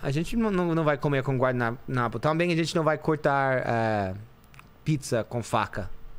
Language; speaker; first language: Portuguese; non-native, fluent; English